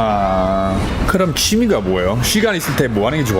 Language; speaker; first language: Korean; non-native, fluent; English